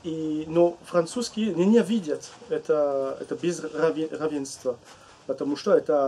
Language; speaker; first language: Russian; non-native, learner; French